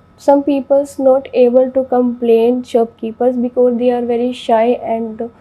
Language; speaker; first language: English; non-native, local second language; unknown